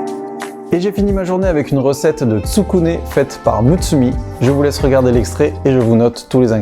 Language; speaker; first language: French; native; French